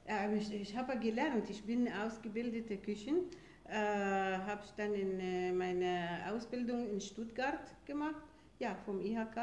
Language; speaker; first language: German; non-native, fluent; Arabic